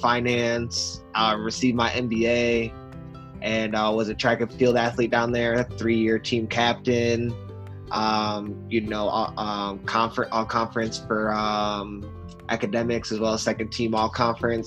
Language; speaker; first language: English; native; English